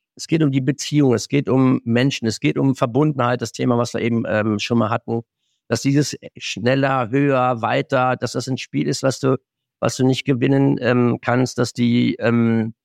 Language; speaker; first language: German; native; German